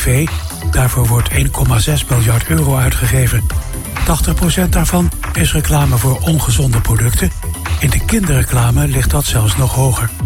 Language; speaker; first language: Dutch; native; Dutch